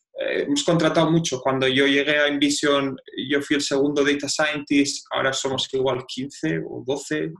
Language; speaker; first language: Spanish; native; Spanish